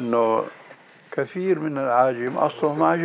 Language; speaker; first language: Arabic; native; Arabic